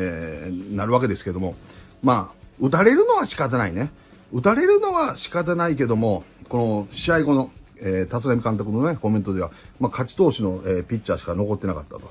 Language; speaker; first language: Japanese; native; Japanese